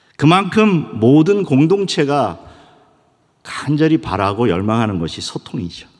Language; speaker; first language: Korean; native; Korean